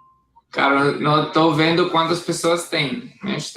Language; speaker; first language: Portuguese; non-native, fluent; Hebrew